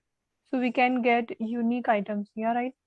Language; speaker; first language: English; non-native, learner; Hindi